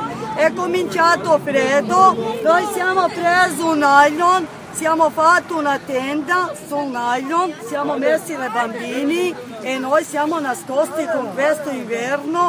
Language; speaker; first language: Italian; non-native, learner; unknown